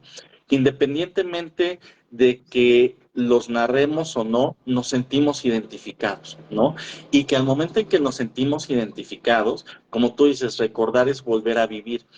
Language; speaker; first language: Spanish; native; Spanish